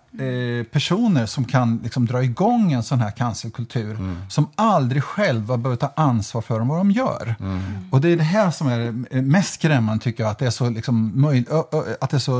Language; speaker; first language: Swedish; native; Swedish